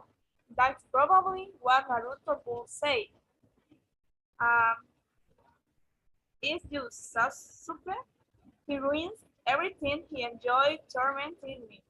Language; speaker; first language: English; non-native, learner; Spanish